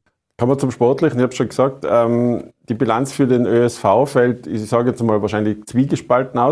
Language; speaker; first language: German; native; German